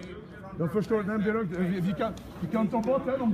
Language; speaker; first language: Swedish; non-native, fluent; French